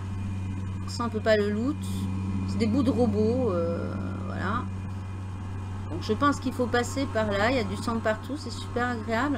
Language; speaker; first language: French; native; French